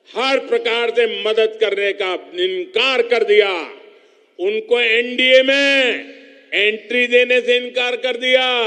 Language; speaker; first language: Hindi; native; Hindi